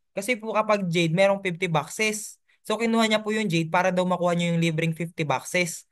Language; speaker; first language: Filipino; native; Filipino